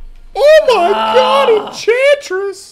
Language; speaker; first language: English; native; English